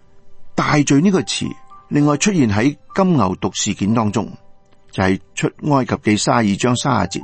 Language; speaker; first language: Chinese; non-native, local second language; Cantonese